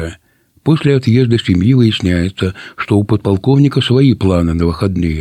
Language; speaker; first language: Russian; native; Russian